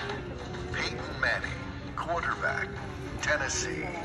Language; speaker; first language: English; native; English